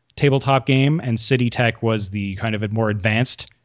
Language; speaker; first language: English; native; English